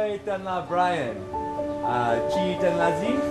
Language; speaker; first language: Vietnamese; non-native, learner; English